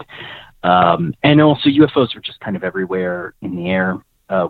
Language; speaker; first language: English; native; English